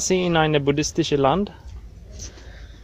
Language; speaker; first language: German; non-native, learner; Swedish